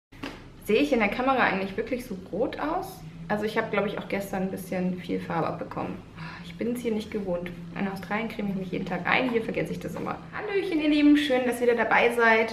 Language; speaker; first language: German; native; German